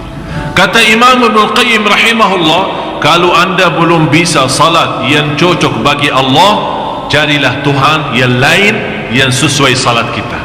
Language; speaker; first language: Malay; non-native, fluent; Arabic